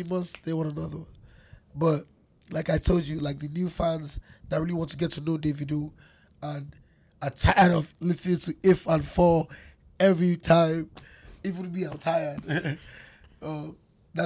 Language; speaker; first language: English; non-native, local second language; Yoruba